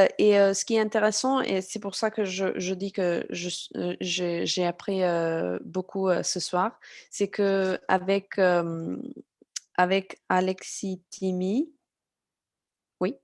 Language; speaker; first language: French; non-native, fluent; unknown